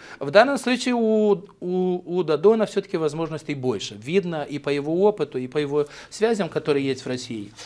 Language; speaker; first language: Russian; native; Russian